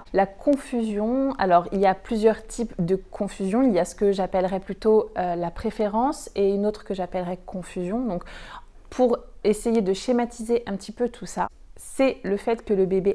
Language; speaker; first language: French; native; French